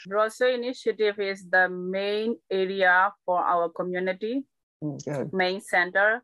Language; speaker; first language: English; non-native, learner; Burmese